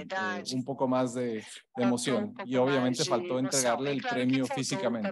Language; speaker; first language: Spanish; native; Spanish